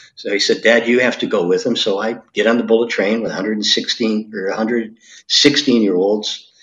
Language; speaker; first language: English; native; English